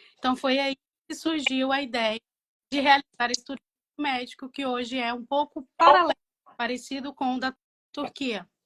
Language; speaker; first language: Portuguese; native; Portuguese